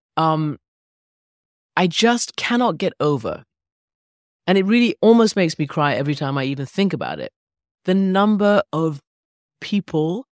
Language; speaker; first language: English; early bilingual, other home language; Persian